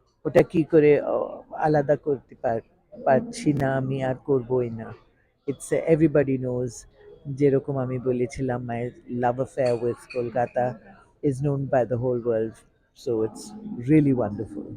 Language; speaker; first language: Bangla; non-native, local second language; Tamil